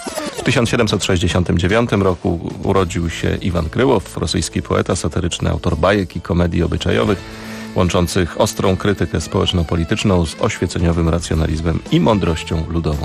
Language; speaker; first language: Polish; native; Polish